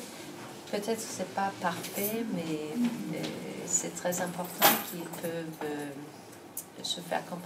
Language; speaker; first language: French; non-native, fluent; Danish